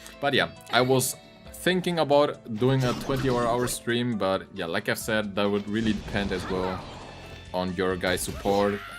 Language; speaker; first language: English; non-native, fluent; German